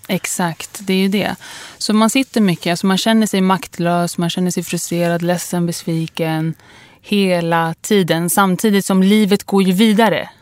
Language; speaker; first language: Swedish; early bilingual, other home language; Kurdish